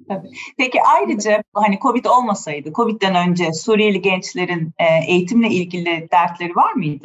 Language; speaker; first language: Turkish; native; Turkish